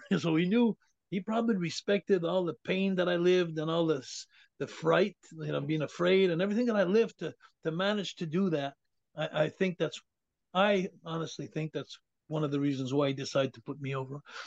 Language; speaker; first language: English; native; English